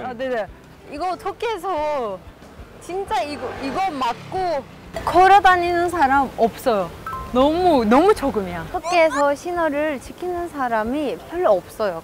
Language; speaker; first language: Korean; non-native, learner; Turkish